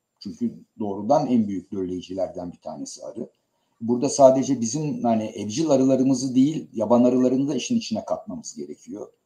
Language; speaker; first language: Turkish; native; Turkish